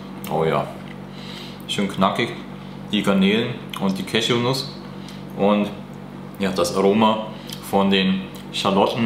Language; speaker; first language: German; native; German